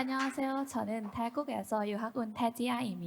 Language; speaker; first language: Korean; non-native, learner; Thai